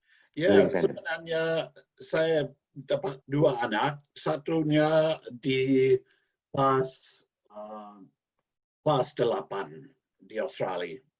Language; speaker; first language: Indonesian; non-native, learner; English